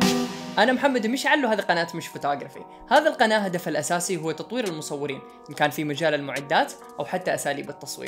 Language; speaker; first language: Arabic; native; Arabic